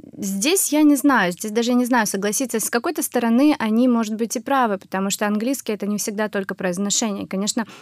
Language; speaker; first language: Russian; native; Russian